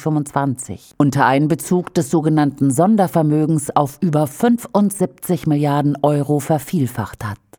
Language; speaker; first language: German; native; German